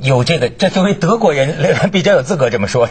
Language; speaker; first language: Chinese; native; Chinese